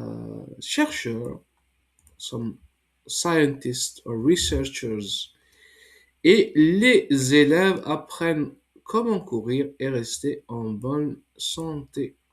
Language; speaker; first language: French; non-native, fluent; English